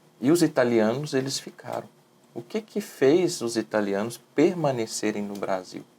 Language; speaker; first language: Portuguese; native; Portuguese